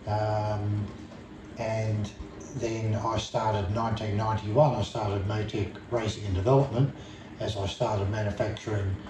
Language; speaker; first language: English; native; English